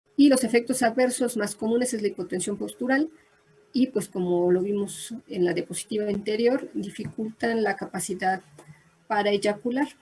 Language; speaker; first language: Spanish; native; Spanish